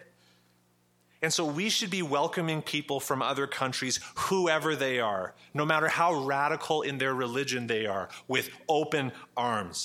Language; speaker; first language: English; native; English